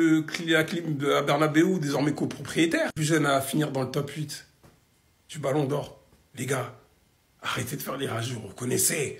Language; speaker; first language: French; native; French